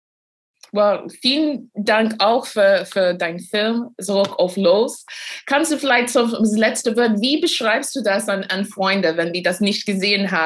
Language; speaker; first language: German; non-native, fluent; English